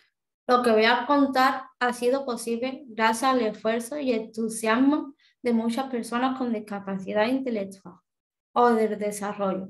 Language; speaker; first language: Spanish; native; Spanish